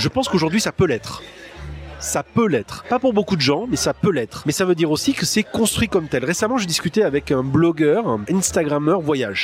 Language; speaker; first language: French; native; French